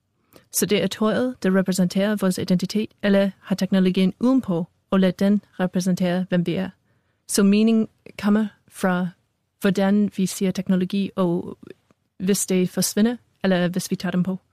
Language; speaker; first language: Danish; non-native, fluent; English